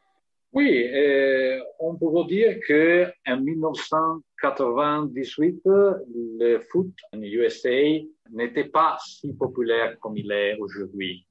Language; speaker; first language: French; non-native, fluent; Italian